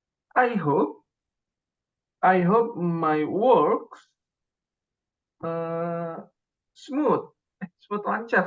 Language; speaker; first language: English; non-native, learner; Indonesian